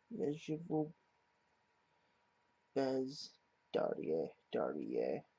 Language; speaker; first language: Russian; non-native, learner; English